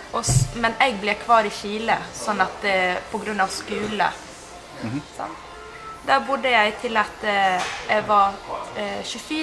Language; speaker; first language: Norwegian; early bilingual, heritage; Spanish